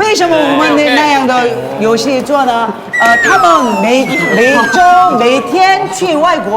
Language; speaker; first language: Chinese; non-native, learner; Korean